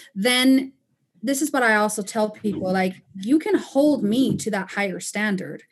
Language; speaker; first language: English; non-native, fluent; Spanish